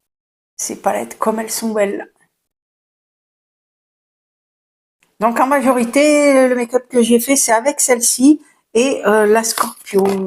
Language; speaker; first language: French; native; French